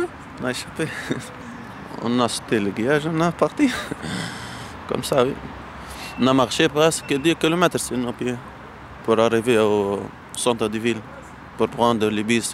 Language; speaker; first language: French; non-native, local second language; Arabic